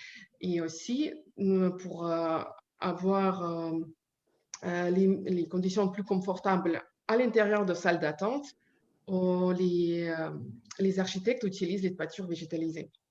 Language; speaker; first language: French; non-native, learner; Ukrainian